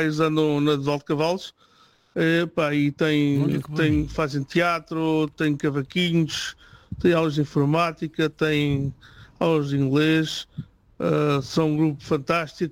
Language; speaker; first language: Portuguese; native; Portuguese